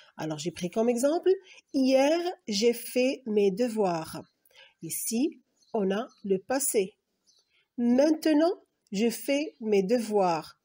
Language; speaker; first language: French; non-native, local second language; Arabic